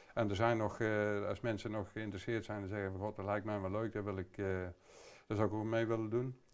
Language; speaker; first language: Dutch; native; Dutch